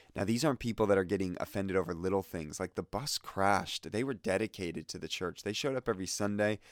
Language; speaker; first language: English; native; English